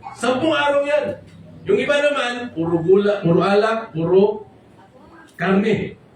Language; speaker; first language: Filipino; non-native, local second language; Cebuano